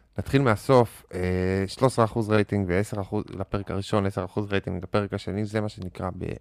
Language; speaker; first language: Hebrew; native; Hebrew